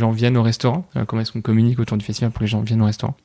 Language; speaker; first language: French; native; French